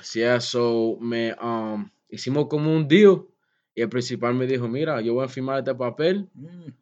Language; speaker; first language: Spanish; early bilingual, heritage; Spanish